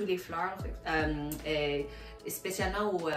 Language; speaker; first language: French; non-native, local second language; English